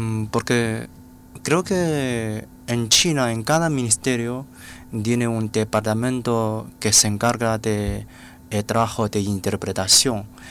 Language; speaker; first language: Spanish; non-native, fluent; Chinese